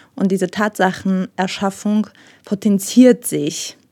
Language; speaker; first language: German; non-native, fluent; Ukrainian